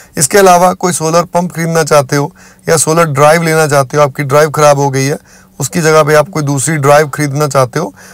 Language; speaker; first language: Hindi; non-native, local second language; Punjabi